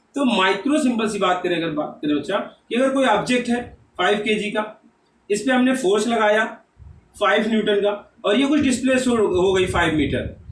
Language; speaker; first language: Hindi; native; Hindi